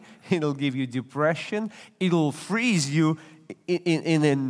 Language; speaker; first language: English; non-native, fluent; Russian